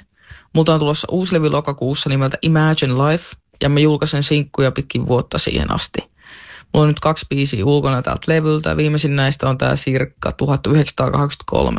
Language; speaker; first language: Finnish; native; Finnish